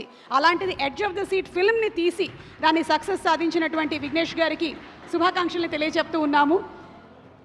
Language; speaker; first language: Telugu; native; Telugu